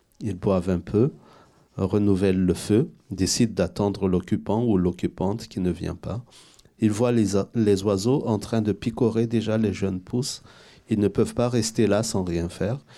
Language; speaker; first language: French; non-native, local second language; Malagasy